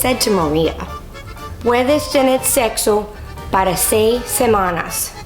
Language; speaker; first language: Spanish; non-native, learner; English